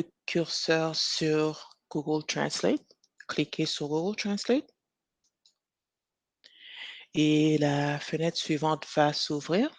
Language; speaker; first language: French; native; French